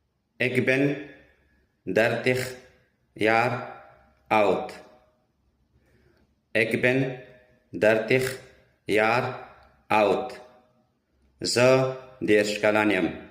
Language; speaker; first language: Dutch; non-native, learner; Pashto